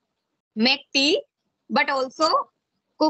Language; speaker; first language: English; non-native, learner; Hindi